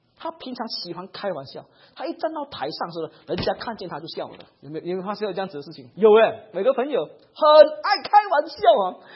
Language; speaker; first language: Chinese; native; Chinese